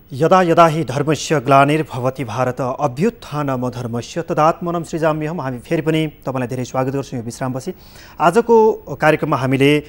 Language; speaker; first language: Nepali; native; Nepali